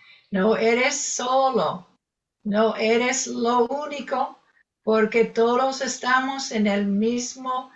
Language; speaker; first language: Spanish; non-native, fluent; English